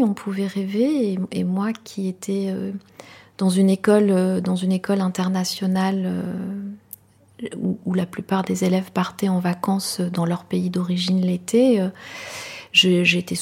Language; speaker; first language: French; non-native, local second language; Kinyarwanda